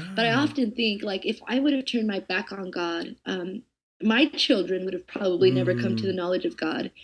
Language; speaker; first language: English; native; English